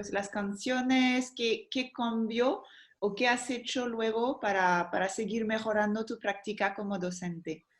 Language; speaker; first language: Spanish; non-native, fluent; French